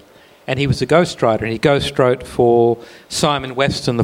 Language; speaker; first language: English; native; English